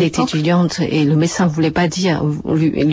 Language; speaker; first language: French; native; French